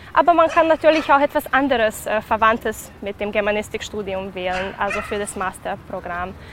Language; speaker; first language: German; non-native, fluent; Serbian